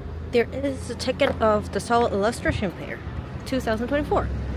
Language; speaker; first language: English; non-native, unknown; Korean